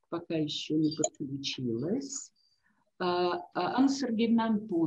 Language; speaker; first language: Russian; native; Russian